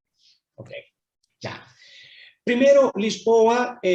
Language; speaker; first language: Spanish; non-native, fluent; Portuguese